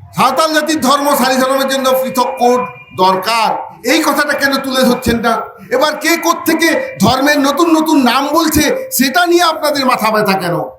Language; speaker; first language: Bangla; non-native, local second language; Santali